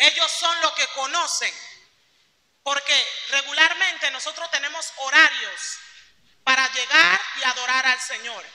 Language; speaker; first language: Spanish; native; Spanish